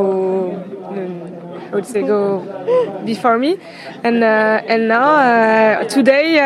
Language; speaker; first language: English; non-native, learner; French